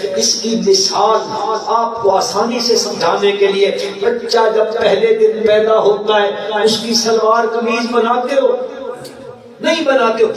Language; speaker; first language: Urdu; non-native, local second language; Punjabi